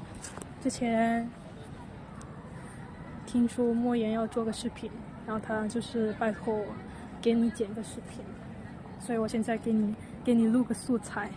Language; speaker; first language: Chinese; non-native, fluent; Mongolian